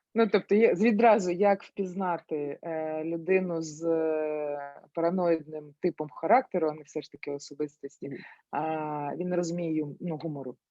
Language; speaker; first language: Ukrainian; native; Ukrainian